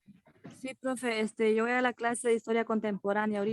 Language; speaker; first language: Spanish; native; Spanish